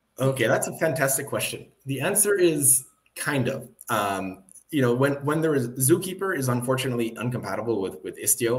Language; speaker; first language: English; native; English